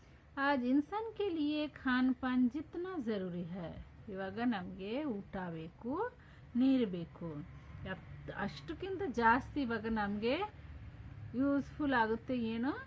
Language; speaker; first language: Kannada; non-native, fluent; Hindi